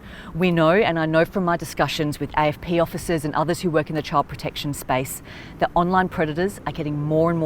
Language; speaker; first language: English; native; English